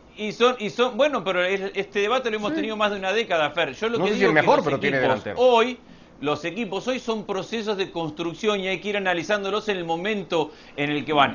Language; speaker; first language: Spanish; native; Spanish